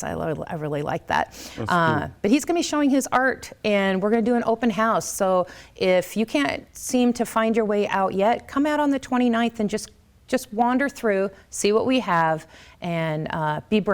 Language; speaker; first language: English; native; English